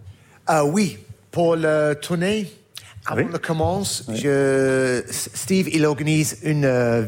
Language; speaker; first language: French; non-native, learner; English